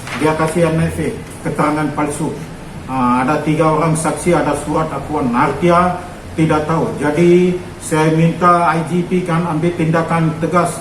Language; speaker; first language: Malay; non-native, local second language; Tamil